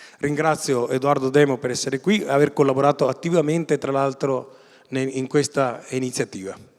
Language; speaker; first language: Italian; native; Italian